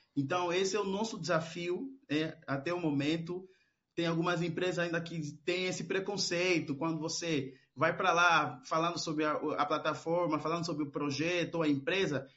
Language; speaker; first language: Portuguese; native; Portuguese